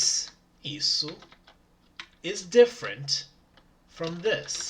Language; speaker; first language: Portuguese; non-native, learner; English